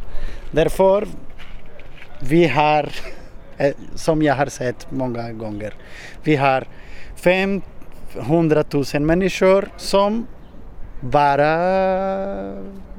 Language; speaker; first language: Swedish; non-native, learner; Portuguese